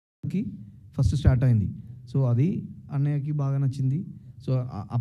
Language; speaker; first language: Telugu; non-native, local second language; Malayalam